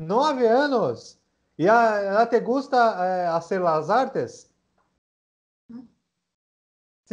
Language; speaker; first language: Spanish; non-native, learner; Portuguese